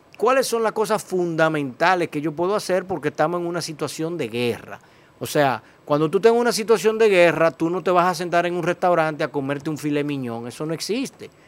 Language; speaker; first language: Spanish; native; Spanish